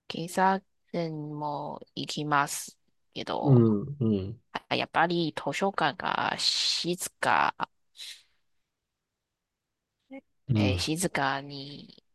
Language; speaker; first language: Japanese; non-native, learner; Chinese